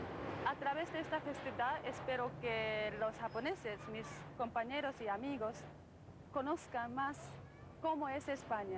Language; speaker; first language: Spanish; non-native, fluent; Japanese